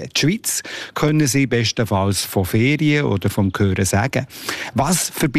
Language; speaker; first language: German; native; German